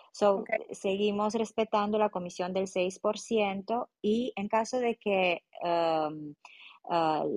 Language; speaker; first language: Spanish; non-native, fluent; Romanian